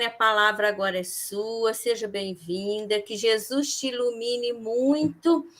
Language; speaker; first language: Portuguese; native; Portuguese